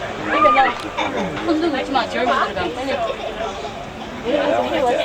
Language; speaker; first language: Korean; native; Korean